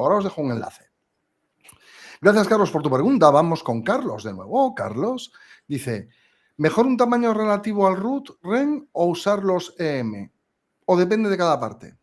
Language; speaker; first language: Spanish; native; Spanish